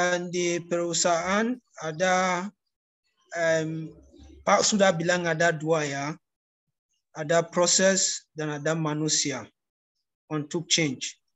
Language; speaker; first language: Indonesian; non-native, learner; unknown